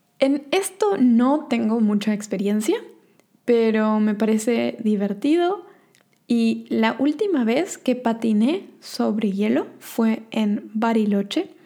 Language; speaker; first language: Spanish; native; Spanish